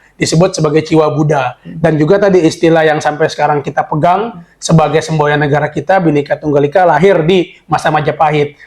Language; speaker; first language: Indonesian; native; Indonesian